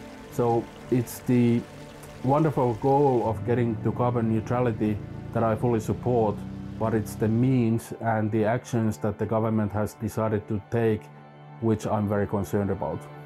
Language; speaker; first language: English; non-native, fluent; Finnish